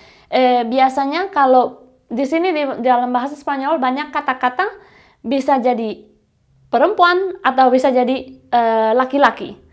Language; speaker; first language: Indonesian; non-native, fluent; Spanish